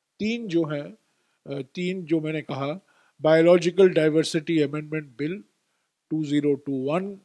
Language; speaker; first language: Hindi; non-native, local second language; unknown